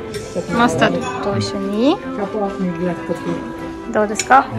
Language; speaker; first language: Japanese; non-native, learner; German